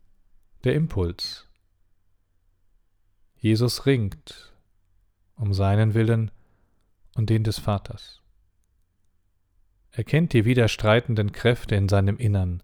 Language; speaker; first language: German; native; German